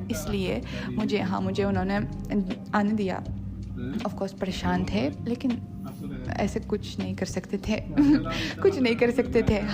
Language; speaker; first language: Hindi; non-native, fluent; Russian